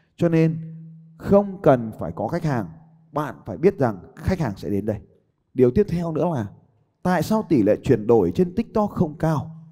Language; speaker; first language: Vietnamese; native; Vietnamese